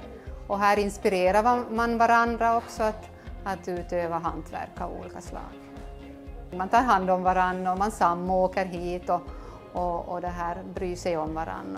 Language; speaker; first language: Swedish; native; Swedish